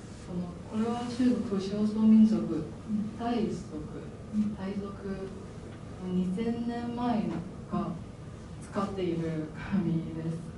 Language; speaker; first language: Japanese; non-native, fluent; Chinese